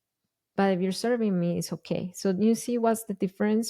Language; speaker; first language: English; non-native, fluent; Spanish